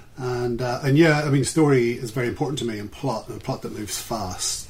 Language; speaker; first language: English; native; English